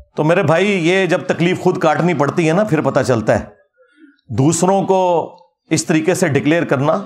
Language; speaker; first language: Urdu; non-native, local second language; Punjabi